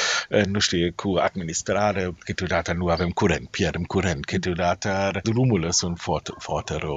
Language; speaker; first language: Romanian; non-native, learner; German